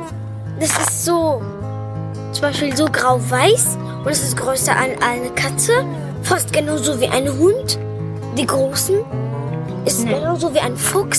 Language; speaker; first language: German; early bilingual, other home language; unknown